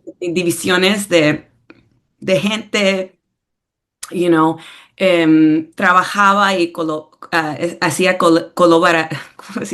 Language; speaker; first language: Spanish; early bilingual, heritage; English